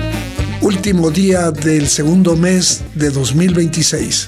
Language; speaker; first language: Spanish; native; Spanish